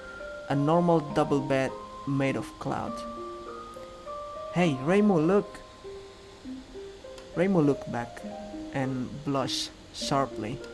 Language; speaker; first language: English; non-native, fluent; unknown